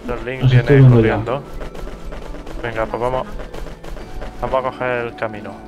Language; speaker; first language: Spanish; native; Spanish